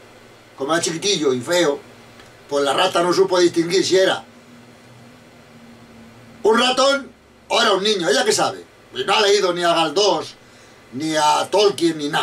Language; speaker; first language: Spanish; native; Spanish